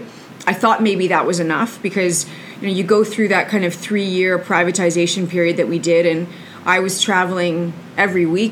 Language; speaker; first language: English; native; English